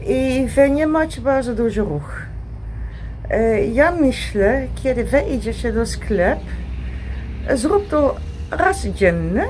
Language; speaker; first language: Polish; non-native, learner; Dutch